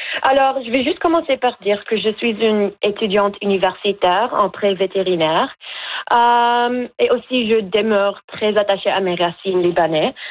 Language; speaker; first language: French; non-native, local second language; Arabic